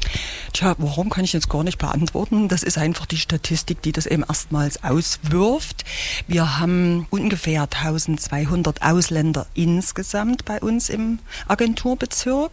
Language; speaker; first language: German; native; German